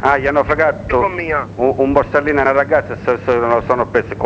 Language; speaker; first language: Italian; native; Italian